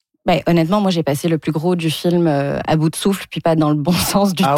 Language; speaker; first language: French; native; French